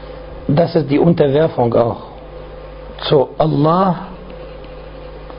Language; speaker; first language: German; non-native, fluent; Arabic